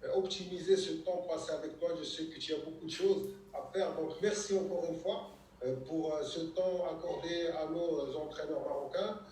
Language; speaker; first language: French; non-native, local second language; Arabic